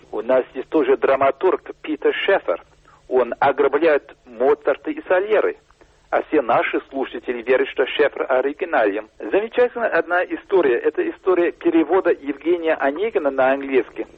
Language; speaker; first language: Russian; non-native, fluent; English